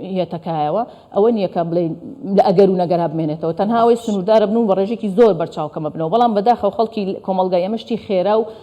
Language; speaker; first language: Central Kurdish; native; Central Kurdish